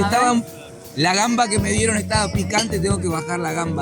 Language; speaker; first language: Spanish; native; Spanish